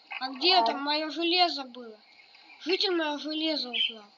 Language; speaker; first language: Russian; native; Russian